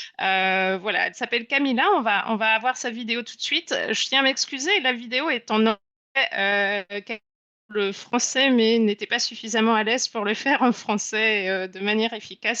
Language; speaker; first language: French; native; French